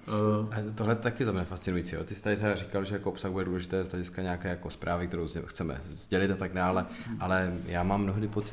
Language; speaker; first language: Czech; native; Czech